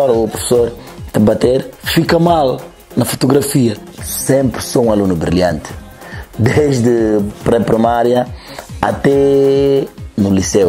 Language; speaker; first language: Portuguese; non-native, local second language; Upper Guinea Crioulo